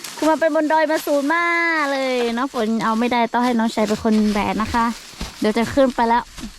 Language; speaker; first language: Thai; non-native, local second language; Lahu